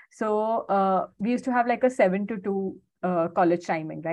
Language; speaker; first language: English; non-native, local second language; Hindi